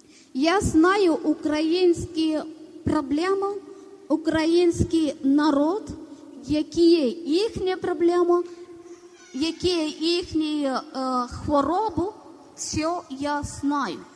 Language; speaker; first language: Ukrainian; non-native, learner; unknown